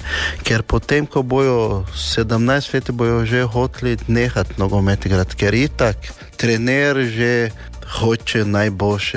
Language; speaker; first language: Slovenian; non-native, learner; Portuguese